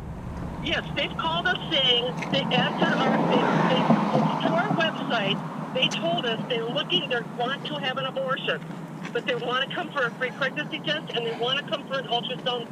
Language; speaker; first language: English; native; English